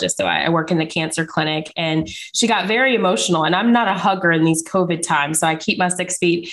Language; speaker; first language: English; native; English